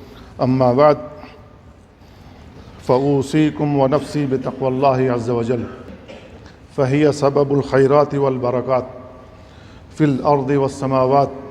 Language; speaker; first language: Arabic; non-native, fluent; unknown